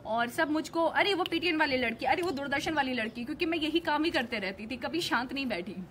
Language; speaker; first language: Hindi; native; Hindi